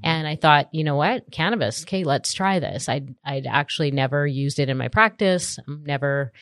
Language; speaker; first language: English; native; English